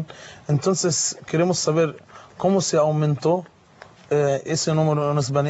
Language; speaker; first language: Spanish; non-native, fluent; Arabic